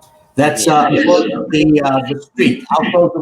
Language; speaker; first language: English; native; English